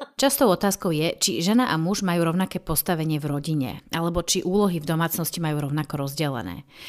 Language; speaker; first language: Slovak; native; Slovak